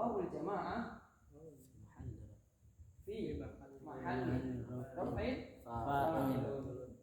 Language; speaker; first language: Arabic; non-native, fluent; Indonesian